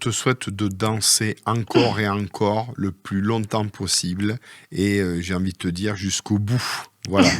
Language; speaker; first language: French; native; French